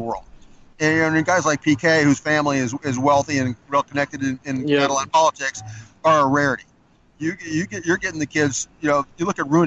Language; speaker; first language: English; native; English